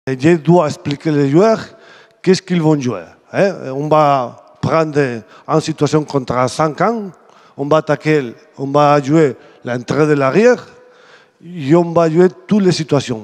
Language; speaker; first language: French; non-native, fluent; Spanish